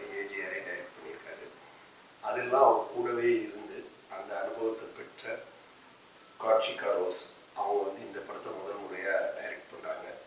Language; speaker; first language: Tamil; native; Tamil